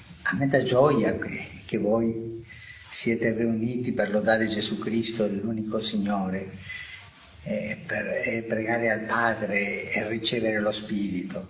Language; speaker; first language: Italian; non-native, fluent; Spanish